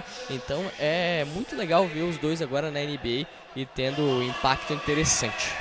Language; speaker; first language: Portuguese; native; Portuguese